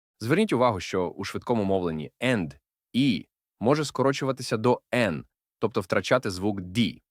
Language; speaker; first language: Ukrainian; native; Ukrainian